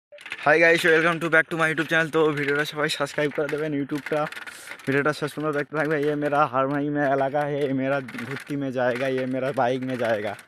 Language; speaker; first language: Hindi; non-native, local second language; Bangla